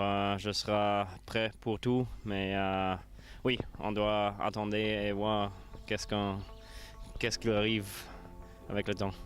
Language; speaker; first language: French; non-native, local second language; Luxembourgish